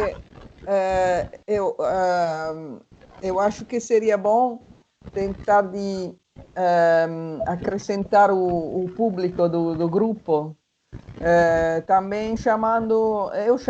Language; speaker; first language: Portuguese; non-native, fluent; Italian